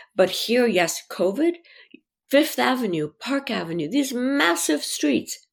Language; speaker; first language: English; early bilingual, other home language; French